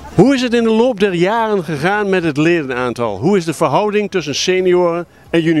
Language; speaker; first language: Dutch; native; Dutch